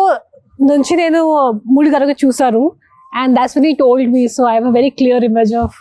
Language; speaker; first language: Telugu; non-native, local second language; Hindi